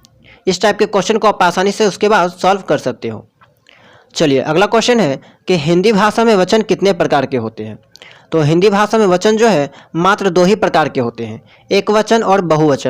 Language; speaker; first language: Hindi; native; Hindi